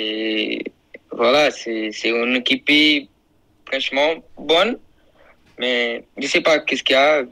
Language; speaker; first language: French; non-native, learner; Portuguese